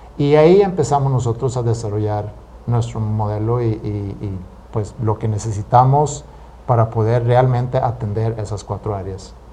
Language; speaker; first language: Spanish; non-native, fluent; Swedish